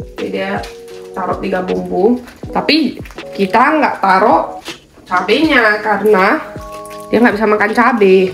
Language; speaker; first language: Indonesian; native; Indonesian